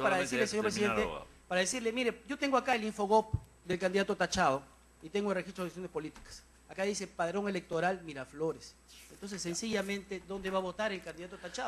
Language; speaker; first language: Spanish; native; Spanish